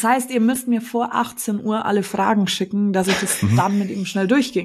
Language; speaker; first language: German; native; German